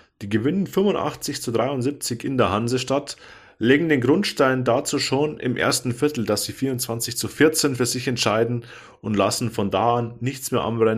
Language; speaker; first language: German; native; German